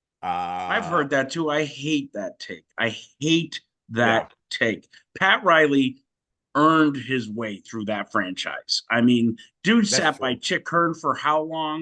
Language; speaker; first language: English; native; English